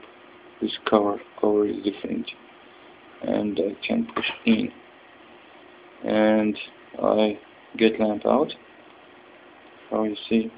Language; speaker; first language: English; non-native, learner; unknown